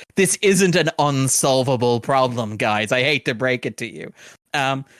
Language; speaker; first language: English; native; English